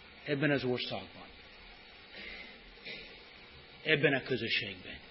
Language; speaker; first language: Hungarian; non-native, fluent; English